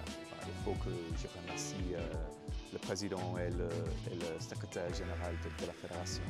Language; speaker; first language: French; non-native, fluent; English